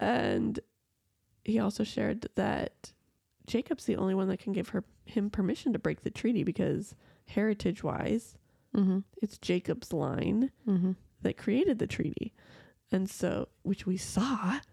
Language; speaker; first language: English; native; English